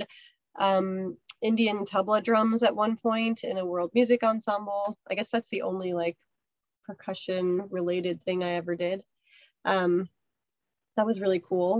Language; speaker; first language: English; native; English